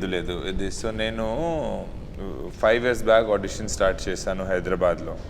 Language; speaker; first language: Telugu; non-native, learner; Hindi